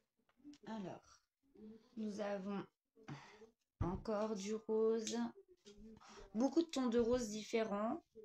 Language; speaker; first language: French; native; French